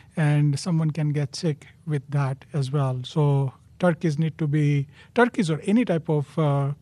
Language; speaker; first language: English; non-native, local second language; Gujarati